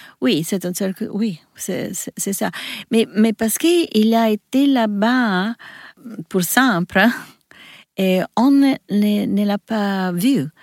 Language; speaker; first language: French; non-native, learner; Italian